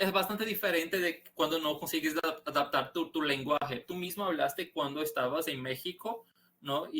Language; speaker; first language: Spanish; non-native, fluent; Portuguese